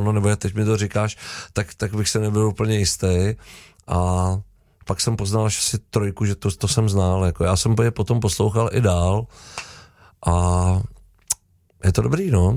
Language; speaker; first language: Czech; native; Czech